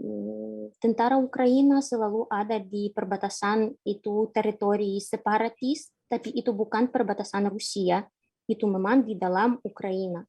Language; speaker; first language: Indonesian; non-native, fluent; Ukrainian